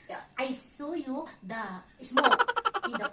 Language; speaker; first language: English; non-native, learner; Filipino